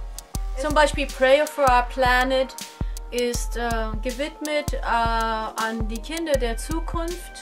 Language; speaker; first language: German; non-native, fluent; English